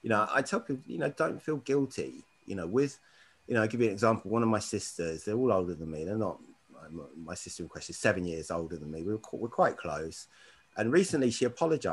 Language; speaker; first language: English; native; English